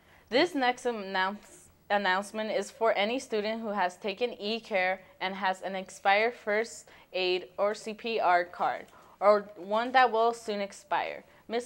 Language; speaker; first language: English; early bilingual, other home language; Spanish